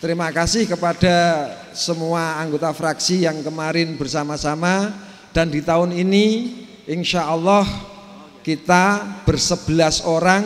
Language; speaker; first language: Indonesian; native; Indonesian